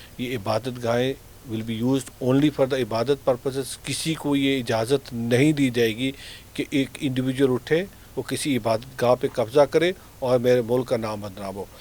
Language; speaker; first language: Urdu; non-native, local second language; Punjabi